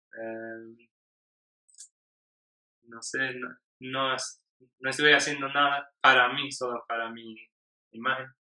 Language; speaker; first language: Spanish; non-native, learner; English